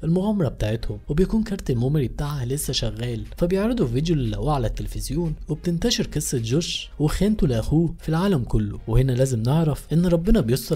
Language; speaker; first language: Arabic; native; Arabic